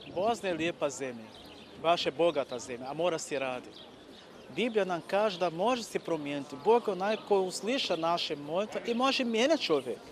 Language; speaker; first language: Bosnian; non-native, learner; Portuguese